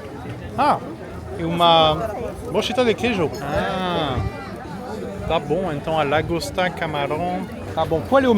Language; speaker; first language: Portuguese; non-native, learner; French